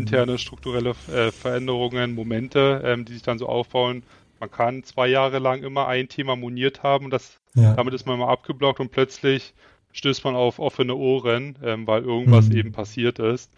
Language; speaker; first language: German; native; German